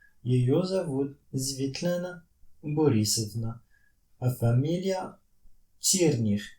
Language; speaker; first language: Russian; non-native, learner; French